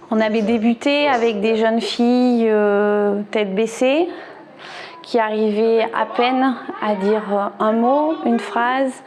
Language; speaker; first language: French; native; French